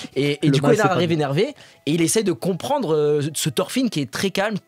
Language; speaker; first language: French; native; French